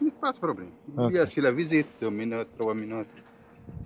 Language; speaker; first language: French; non-native, learner; Arabic